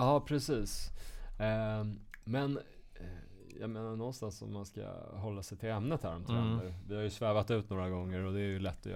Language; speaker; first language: Swedish; native; Swedish